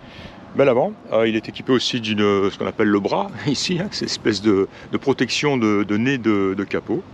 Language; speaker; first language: French; native; French